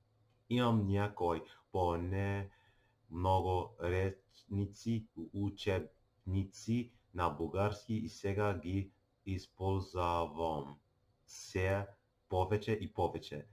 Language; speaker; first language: Bulgarian; non-native, learner; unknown